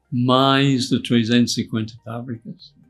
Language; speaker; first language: Portuguese; non-native, fluent; English